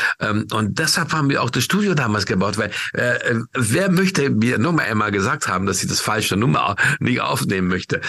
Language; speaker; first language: German; non-native, fluent; Hungarian